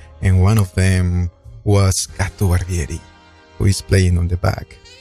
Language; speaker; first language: English; non-native, fluent; Spanish